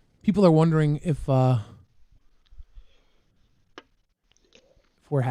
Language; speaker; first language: English; native; English